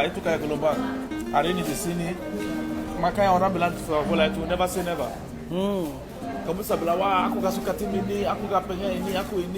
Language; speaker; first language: Indonesian; non-native, fluent; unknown